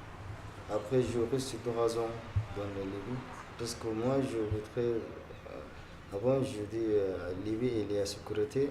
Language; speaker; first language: French; non-native, learner; Arabic